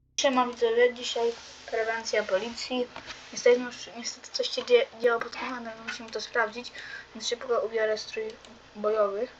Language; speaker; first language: Polish; native; Polish